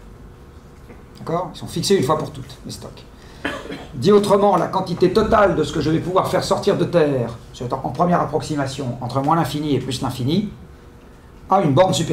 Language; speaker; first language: French; native; French